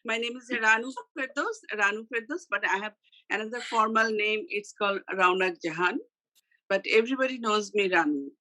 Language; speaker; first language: English; non-native, fluent; Bangla